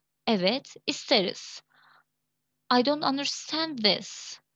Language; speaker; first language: English; non-native, fluent; Turkish